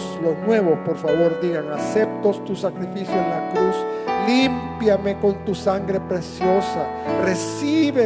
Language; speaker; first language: Spanish; native; Spanish